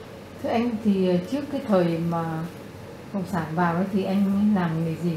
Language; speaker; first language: Vietnamese; native; Vietnamese